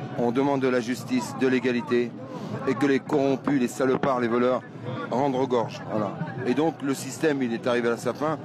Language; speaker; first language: French; early bilingual, other home language; Arabic